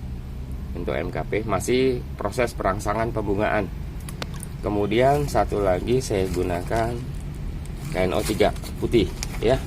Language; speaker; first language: Indonesian; native; Indonesian